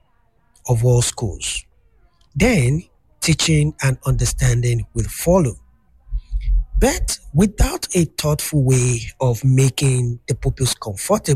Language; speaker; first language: English; non-native, local second language; Yoruba